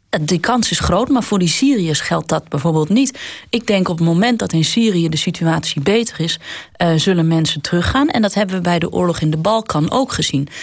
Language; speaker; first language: Dutch; native; Dutch